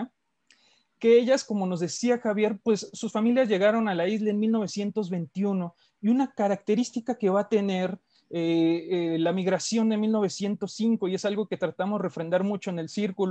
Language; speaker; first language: Spanish; native; Spanish